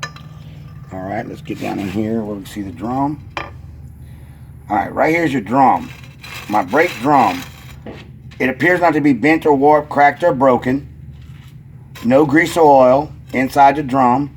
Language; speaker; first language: English; native; English